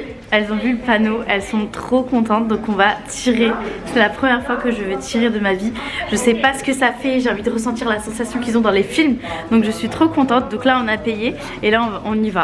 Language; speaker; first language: French; native; French